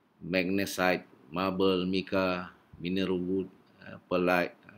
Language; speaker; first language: English; non-native, local second language; Malay